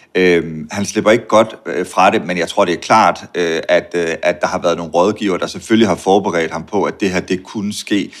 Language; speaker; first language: Danish; native; Danish